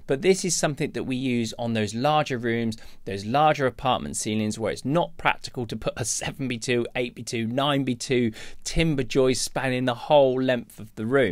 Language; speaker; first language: English; native; English